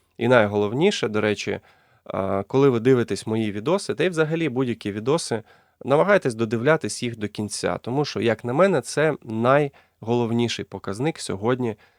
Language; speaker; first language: Ukrainian; non-native, local second language; Russian